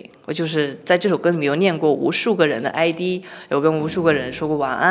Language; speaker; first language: Chinese; native; Chinese